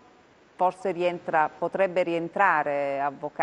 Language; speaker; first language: Italian; native; Italian